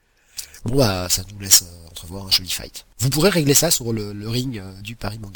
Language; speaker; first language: French; native; French